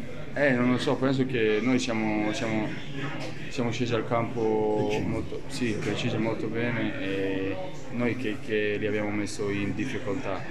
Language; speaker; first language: Italian; non-native, learner; Serbian